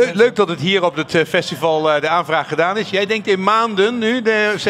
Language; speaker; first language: Dutch; native; Dutch